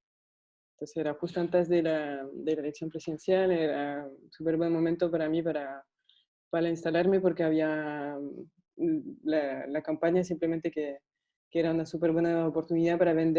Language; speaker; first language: Spanish; non-native, fluent; French